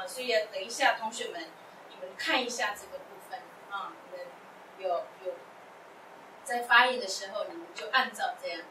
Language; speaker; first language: Chinese; non-native, local second language; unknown